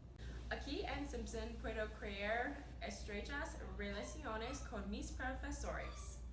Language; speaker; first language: Spanish; non-native, learner; English